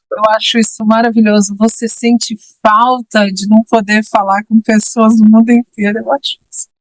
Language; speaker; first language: Portuguese; native; Portuguese